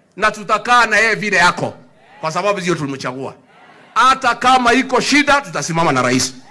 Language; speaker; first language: Swahili; non-native, local second language; Kikuyu